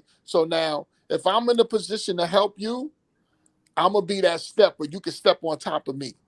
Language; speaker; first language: English; native; English